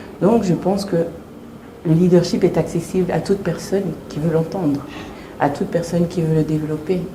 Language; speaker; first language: French; early bilingual, other home language; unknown